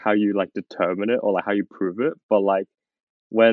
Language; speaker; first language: English; native; English